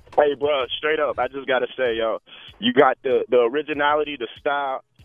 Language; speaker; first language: English; native; English